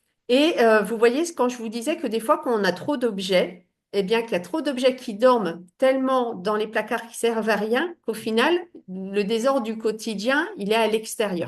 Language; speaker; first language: French; native; French